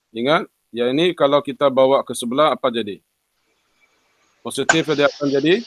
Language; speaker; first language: Malay; non-native, local second language; Chinese